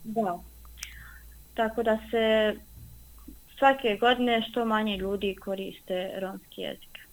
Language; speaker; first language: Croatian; non-native, local second language; Romany